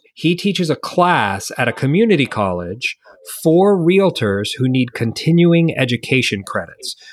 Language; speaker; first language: English; native; English